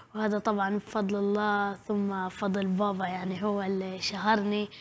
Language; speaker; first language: Arabic; native; Arabic